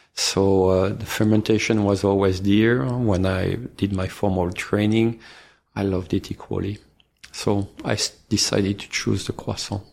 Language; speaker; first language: English; non-native, fluent; French